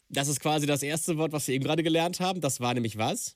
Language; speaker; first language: German; native; German